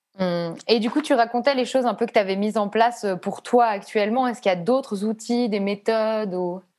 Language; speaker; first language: French; native; French